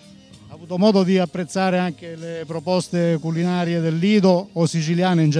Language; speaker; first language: Italian; native; Italian